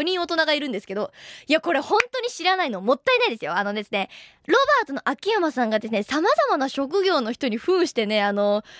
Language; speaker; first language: Japanese; native; Japanese